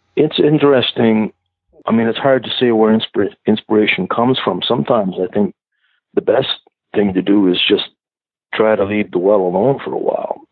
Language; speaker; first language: English; native; English